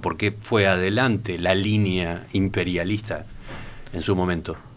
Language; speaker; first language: Spanish; native; Spanish